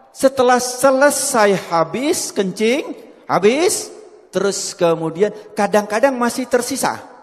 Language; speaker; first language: Indonesian; non-native, local second language; Javanese